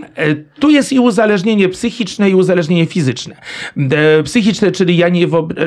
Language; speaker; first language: Polish; native; Polish